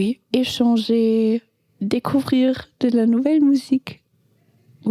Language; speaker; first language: French; non-native, learner; German